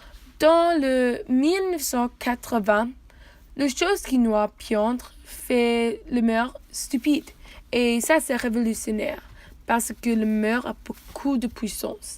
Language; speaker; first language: French; non-native, learner; English